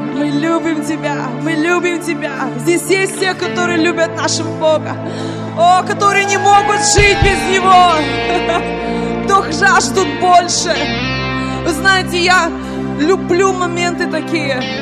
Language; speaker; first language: Russian; native; Russian